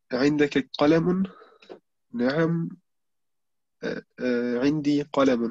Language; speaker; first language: Arabic; non-native, learner; German